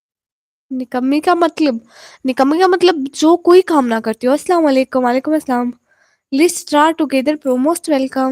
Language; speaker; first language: Hindi; non-native, local second language; Punjabi